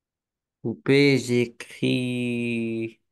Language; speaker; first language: French; non-native, learner; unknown